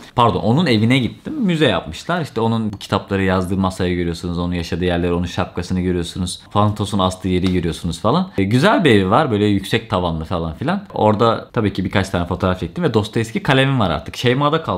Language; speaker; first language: Turkish; native; Turkish